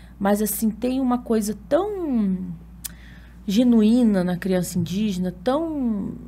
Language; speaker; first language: Portuguese; native; Portuguese